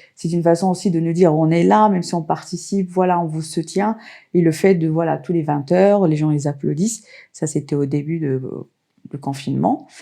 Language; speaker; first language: French; non-native, local second language; Arabic